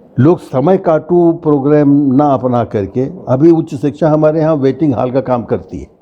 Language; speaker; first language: Hindi; native; Hindi